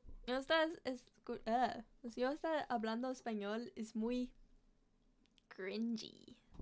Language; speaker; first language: Spanish; early bilingual, heritage; Spanish